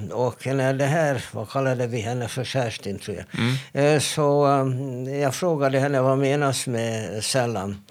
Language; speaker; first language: Swedish; non-native, fluent; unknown